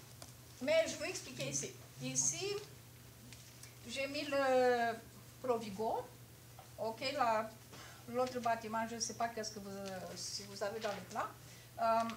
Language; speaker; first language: French; non-native, fluent; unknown